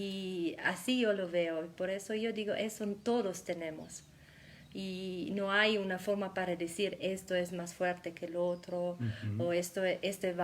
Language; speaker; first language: Spanish; non-native, fluent; German